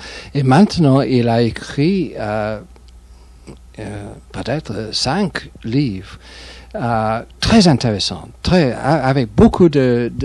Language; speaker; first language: French; non-native, fluent; English